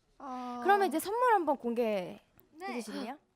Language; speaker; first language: Korean; native; Korean